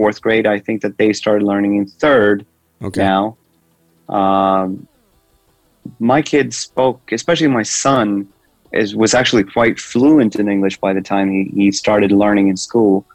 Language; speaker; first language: English; non-native, fluent; Swedish